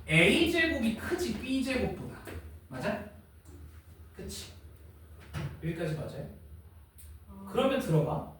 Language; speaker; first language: Korean; native; Korean